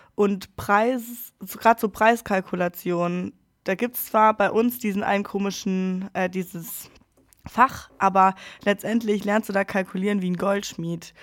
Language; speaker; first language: German; native; German